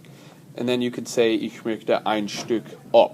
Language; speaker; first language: German; non-native, fluent; English